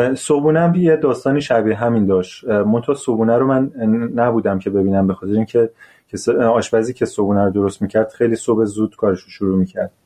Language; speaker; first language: Persian; native; Persian